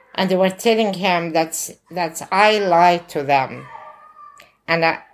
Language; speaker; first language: English; non-native, learner; Arabic